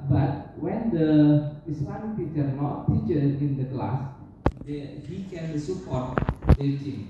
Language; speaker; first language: English; non-native, learner; Indonesian